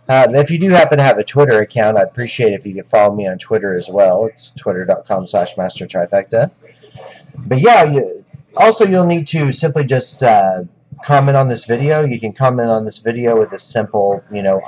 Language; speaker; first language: English; native; English